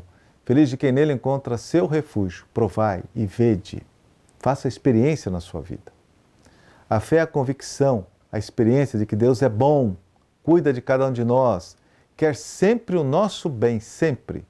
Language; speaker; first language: Portuguese; native; Portuguese